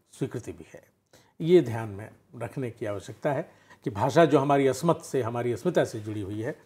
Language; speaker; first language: Hindi; native; Hindi